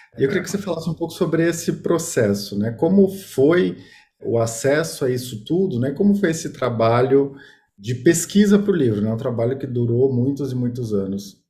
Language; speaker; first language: Portuguese; native; Portuguese